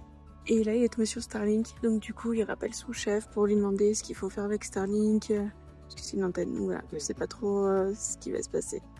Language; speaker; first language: French; native; French